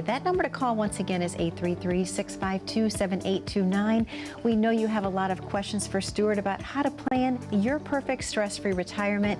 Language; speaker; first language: English; native; English